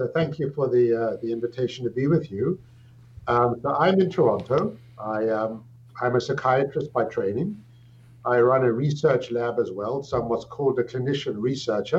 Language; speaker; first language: English; native; English